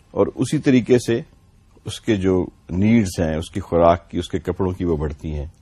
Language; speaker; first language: Urdu; non-native, local second language; Punjabi